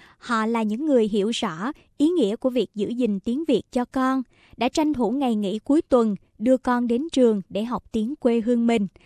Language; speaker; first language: Vietnamese; native; Vietnamese